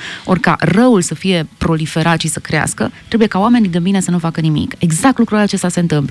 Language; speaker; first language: Romanian; native; Romanian